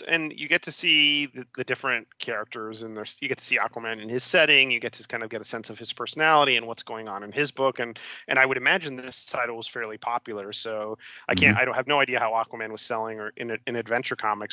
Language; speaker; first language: English; native; English